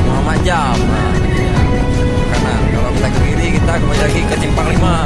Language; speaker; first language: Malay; non-native, local second language; Achinese